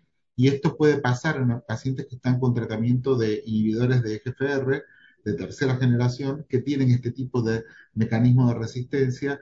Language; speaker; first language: Spanish; native; Spanish